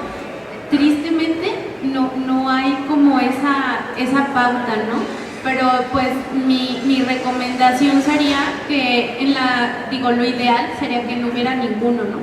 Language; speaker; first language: Spanish; native; Spanish